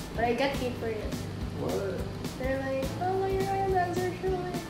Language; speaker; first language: English; non-native, local second language; Filipino